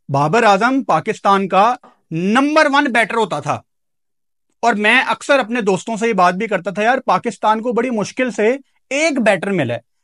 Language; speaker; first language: Urdu; non-native, local second language; Punjabi